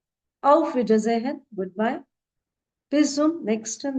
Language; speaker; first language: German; non-native, fluent; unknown